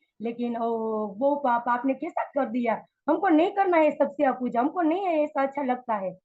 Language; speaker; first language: Hindi; non-native, local second language; Gujarati